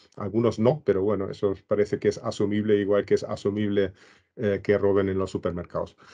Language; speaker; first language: Spanish; non-native, fluent; German